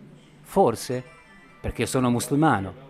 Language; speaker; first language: Italian; non-native, learner; Bosnian